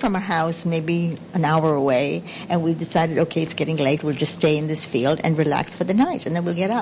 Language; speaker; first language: English; non-native, local second language; Sindhi